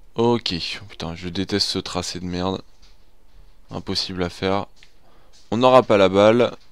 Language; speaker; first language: French; native; French